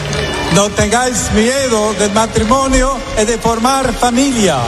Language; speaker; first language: Spanish; non-native, fluent; English